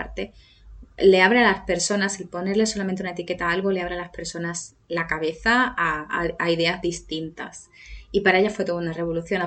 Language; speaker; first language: Spanish; native; Spanish